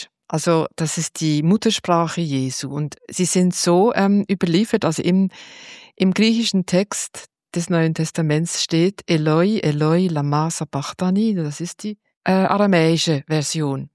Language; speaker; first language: German; native; German